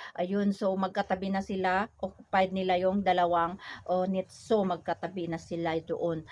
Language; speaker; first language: Filipino; non-native, local second language; Hiligaynon